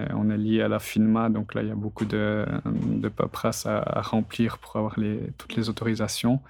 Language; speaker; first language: French; native; French